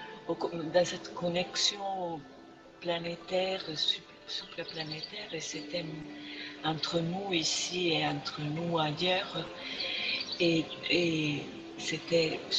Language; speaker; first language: French; non-native, fluent; Italian